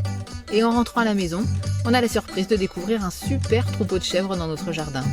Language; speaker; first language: French; native; French